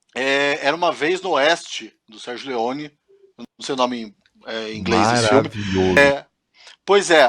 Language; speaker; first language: Portuguese; native; Portuguese